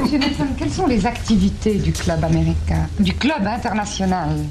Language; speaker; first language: French; native; French